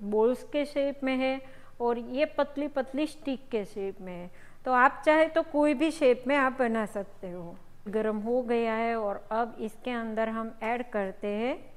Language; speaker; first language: Hindi; non-native, local second language; Gujarati